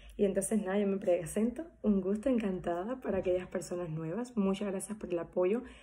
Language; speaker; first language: Spanish; native; Spanish